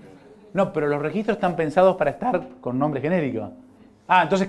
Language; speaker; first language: Spanish; native; Spanish